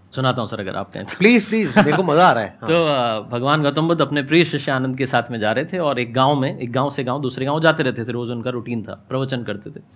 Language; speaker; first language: Hindi; native; Hindi